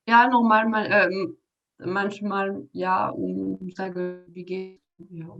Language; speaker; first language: German; non-native, learner; French